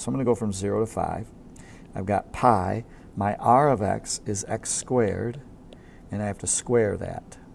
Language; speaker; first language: English; native; English